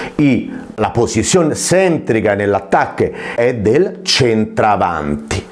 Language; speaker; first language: Spanish; non-native, fluent; Italian